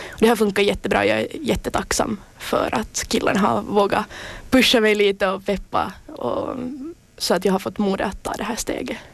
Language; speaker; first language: Swedish; native; Swedish